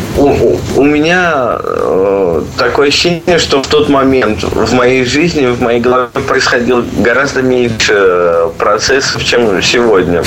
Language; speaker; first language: Russian; native; Russian